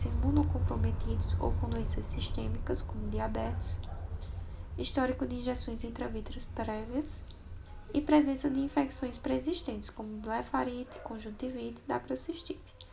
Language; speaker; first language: Portuguese; native; Portuguese